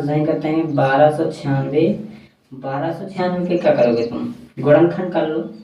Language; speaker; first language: Hindi; native; Hindi